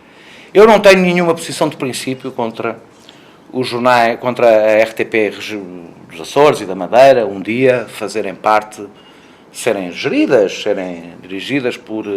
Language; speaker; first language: Portuguese; native; Portuguese